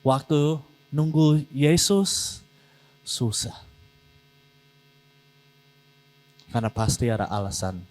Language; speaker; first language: Indonesian; non-native, learner; English